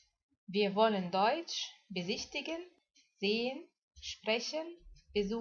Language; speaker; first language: German; non-native, fluent; Arabic